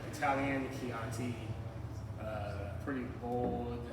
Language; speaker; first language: English; native; English